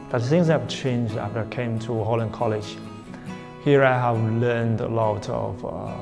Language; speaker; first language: English; non-native, fluent; Chinese